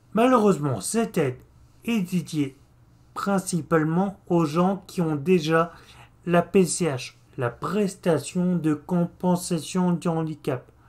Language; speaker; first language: French; native; French